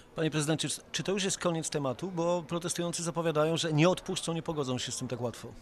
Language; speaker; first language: Polish; native; Polish